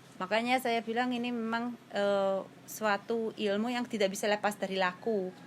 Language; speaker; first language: Indonesian; non-native, fluent; Hungarian